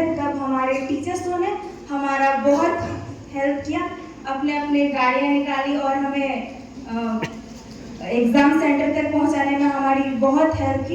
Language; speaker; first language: Hindi; non-native, local second language; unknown